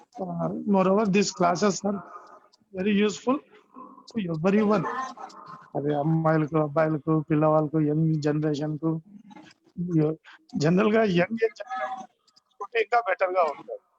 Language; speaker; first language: Telugu; native; Telugu